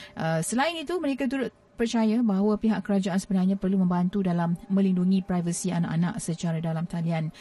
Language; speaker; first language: Malay; native; Malay